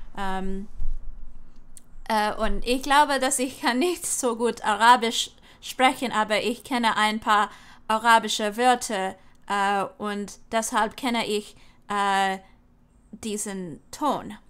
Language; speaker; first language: German; non-native, learner; English